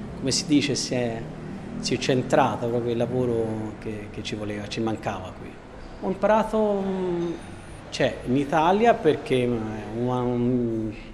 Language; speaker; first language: Italian; non-native, fluent; Albanian